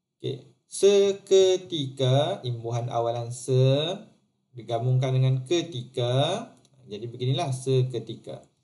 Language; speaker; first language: Malay; native; Malay